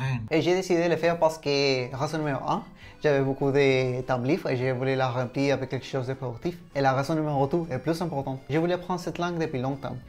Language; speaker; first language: French; non-native, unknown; Spanish